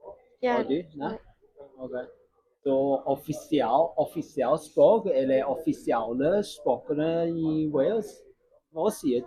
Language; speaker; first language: Norwegian; non-native, learner; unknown